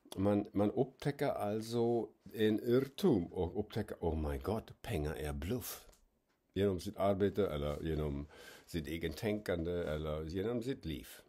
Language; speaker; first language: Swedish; non-native, fluent; German